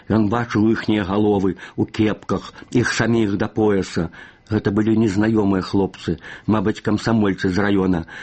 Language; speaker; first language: Belarusian; native; Belarusian